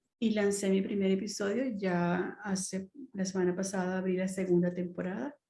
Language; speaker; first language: Spanish; native; Spanish